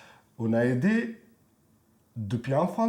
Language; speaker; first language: French; non-native, fluent; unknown